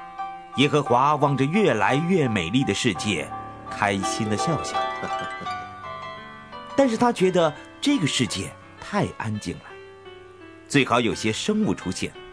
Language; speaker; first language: Chinese; native; Chinese